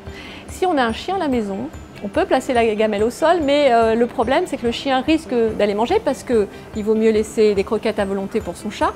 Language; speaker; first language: French; native; French